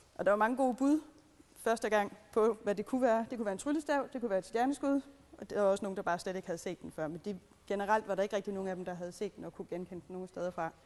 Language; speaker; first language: Danish; native; Danish